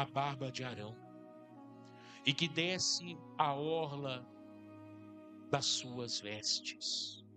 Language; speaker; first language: Portuguese; native; Portuguese